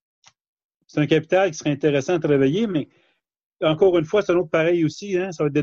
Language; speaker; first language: French; native; French